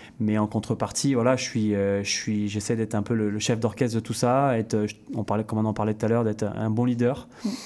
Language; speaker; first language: French; native; French